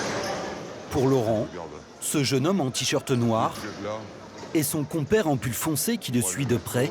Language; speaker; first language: French; native; French